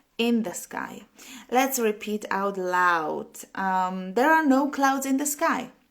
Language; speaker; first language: English; non-native, fluent; Polish